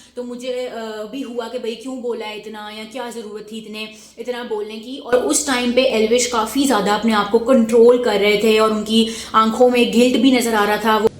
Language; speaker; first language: Urdu; native; Urdu